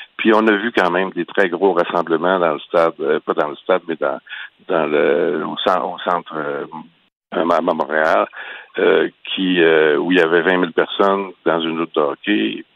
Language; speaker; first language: French; native; French